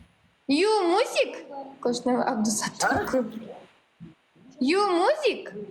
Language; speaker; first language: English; non-native, learner; Uzbek